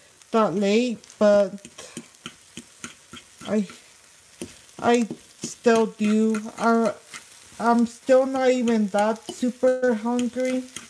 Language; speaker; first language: English; early bilingual, other home language; Spanish